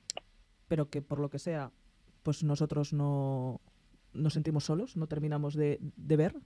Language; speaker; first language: Spanish; native; Spanish